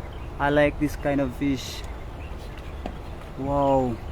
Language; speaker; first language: English; non-native, local second language; Filipino